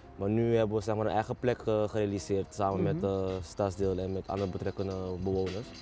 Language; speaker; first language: Dutch; early bilingual, other home language; Papiamento